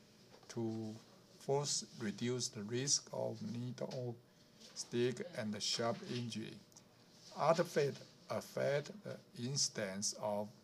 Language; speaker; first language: English; non-native, learner; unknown